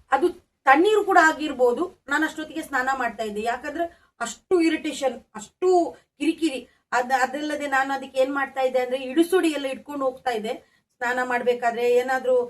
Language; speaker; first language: Kannada; non-native, local second language; Tulu